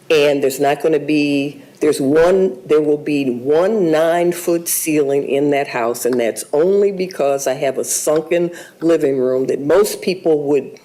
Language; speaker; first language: English; native; English